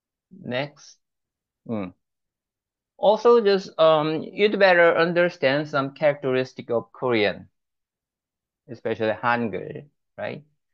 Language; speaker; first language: English; non-native, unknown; Korean